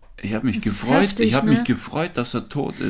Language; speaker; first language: German; native; German